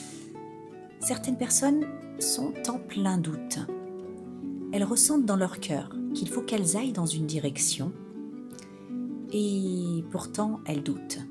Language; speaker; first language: French; native; French